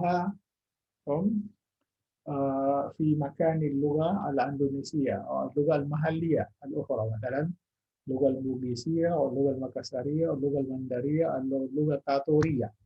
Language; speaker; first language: Arabic; non-native, fluent; Indonesian